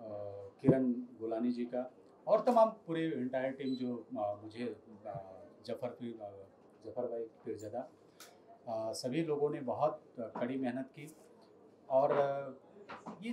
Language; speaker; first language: Hindi; native; Hindi